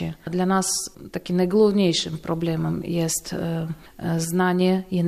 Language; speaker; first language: Polish; non-native, fluent; Russian